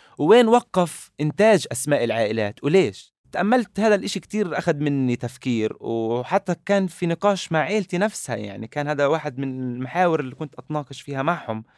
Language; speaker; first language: Arabic; native; Arabic